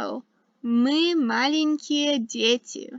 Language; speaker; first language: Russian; non-native, fluent; English